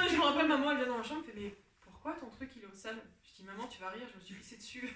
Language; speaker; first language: French; native; French